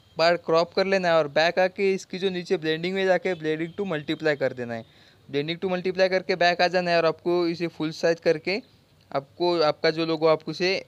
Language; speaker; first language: Hindi; non-native, local second language; Marathi